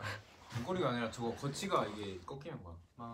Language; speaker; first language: Korean; native; Korean